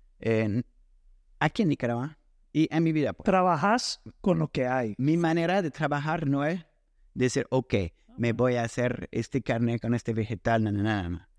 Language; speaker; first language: Spanish; non-native, fluent; French